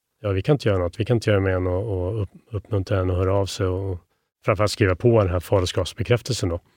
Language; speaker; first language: Swedish; native; Swedish